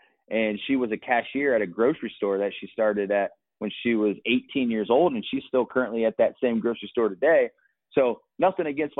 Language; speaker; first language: English; native; English